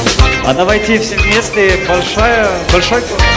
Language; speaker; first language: Russian; non-native, learner; French